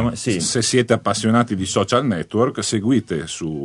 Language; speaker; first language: Italian; native; Italian